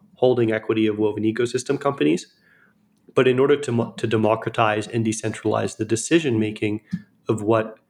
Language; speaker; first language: English; native; English